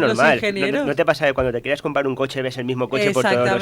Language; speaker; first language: Spanish; native; Spanish